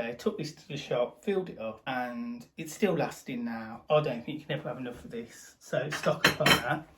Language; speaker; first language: English; native; English